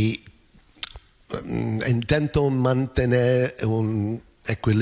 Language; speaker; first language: Spanish; non-native, learner; English